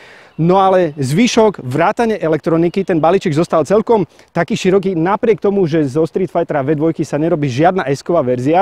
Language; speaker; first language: Slovak; native; Slovak